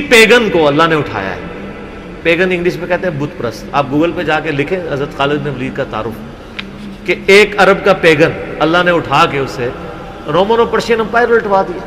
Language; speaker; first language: Urdu; non-native, local second language; Punjabi